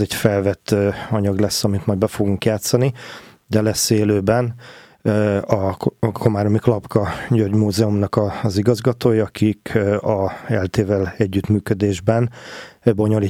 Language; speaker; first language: Hungarian; native; Hungarian